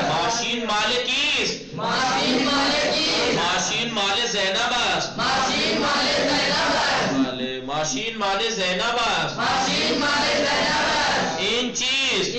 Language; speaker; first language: Persian; non-native, fluent; Urdu